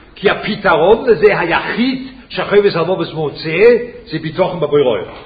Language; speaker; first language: Hebrew; non-native, fluent; Swiss German